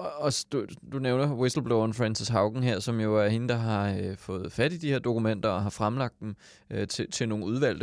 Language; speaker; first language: Danish; native; Danish